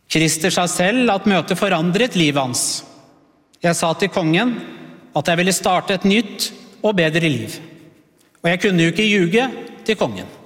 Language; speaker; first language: Norwegian; early bilingual, other home language; Persian